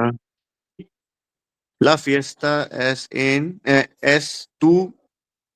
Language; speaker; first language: Spanish; non-native, learner; Hindi